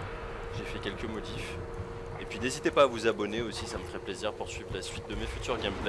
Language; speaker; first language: French; native; French